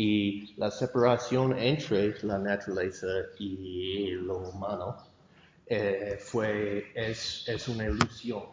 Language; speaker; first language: Spanish; non-native, fluent; English